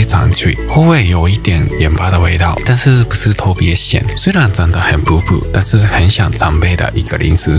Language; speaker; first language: Chinese; non-native, fluent; Japanese